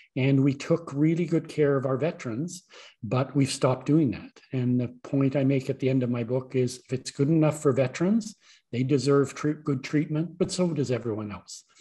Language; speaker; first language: English; native; English